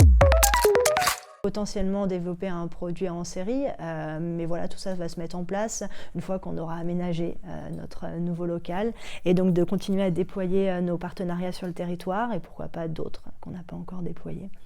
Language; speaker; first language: French; native; French